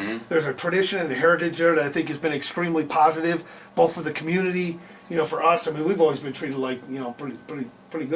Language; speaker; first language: English; native; English